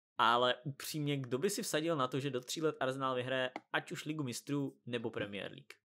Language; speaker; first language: Czech; native; Czech